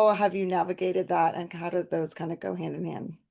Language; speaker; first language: English; native; English